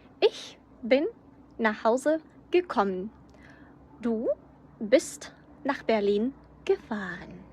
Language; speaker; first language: German; non-native, fluent; Ukrainian